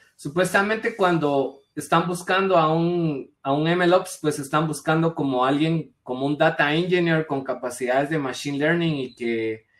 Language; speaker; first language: Spanish; native; Spanish